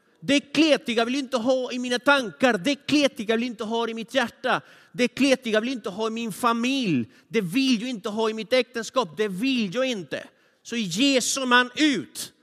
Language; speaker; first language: Swedish; non-native, fluent; Spanish